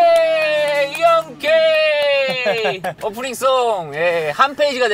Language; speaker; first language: Korean; native; Korean